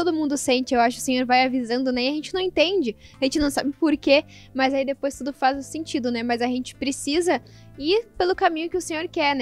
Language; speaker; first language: Portuguese; native; Portuguese